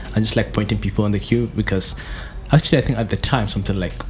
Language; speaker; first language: English; non-native, local second language; Hausa